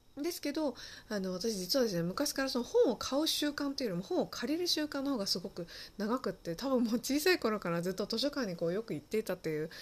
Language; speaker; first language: Japanese; early bilingual, other home language; Chinese